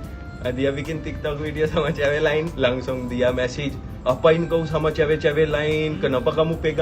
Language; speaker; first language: Indonesian; non-native, fluent; Hindi